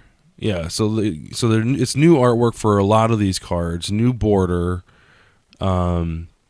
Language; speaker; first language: English; native; English